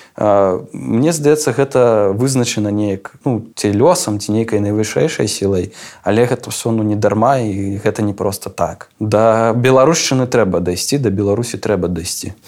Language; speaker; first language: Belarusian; non-native, local second language; Russian